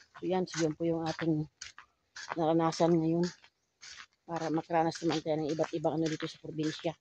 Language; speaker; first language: Filipino; non-native, local second language; Cebuano